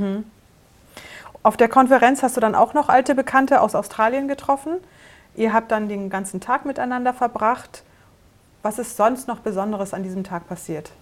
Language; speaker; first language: German; native; German